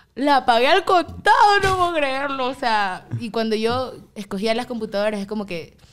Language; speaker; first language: Spanish; native; Spanish